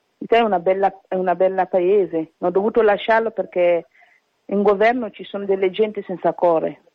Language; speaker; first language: Italian; early bilingual, other home language; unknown